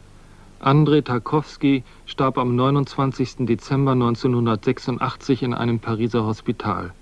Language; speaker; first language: German; native; German